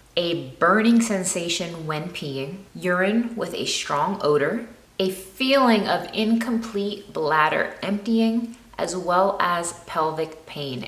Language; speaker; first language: English; native; English